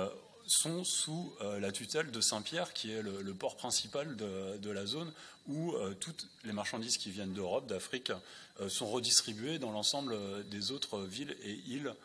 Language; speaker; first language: French; native; French